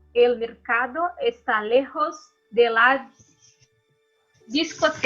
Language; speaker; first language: Spanish; non-native, learner; Portuguese